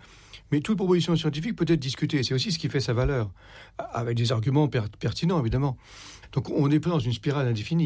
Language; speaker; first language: French; native; French